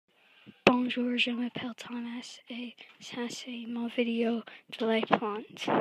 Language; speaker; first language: French; non-native, learner; English